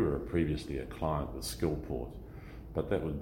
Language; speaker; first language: English; native; English